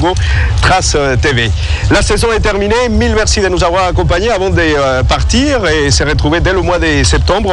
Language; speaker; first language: French; native; French